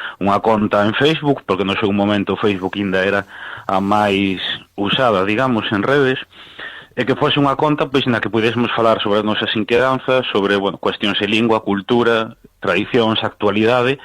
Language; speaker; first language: Galician; native; Galician